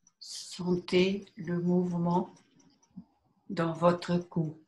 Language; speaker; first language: French; non-native, fluent; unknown